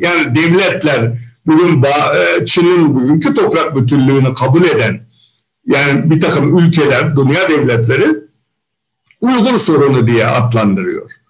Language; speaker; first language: Turkish; non-native, fluent; Uyghur